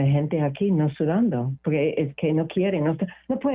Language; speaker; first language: Spanish; non-native, learner; English